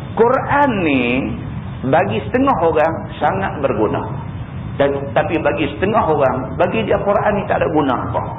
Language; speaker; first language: Malay; native; Malay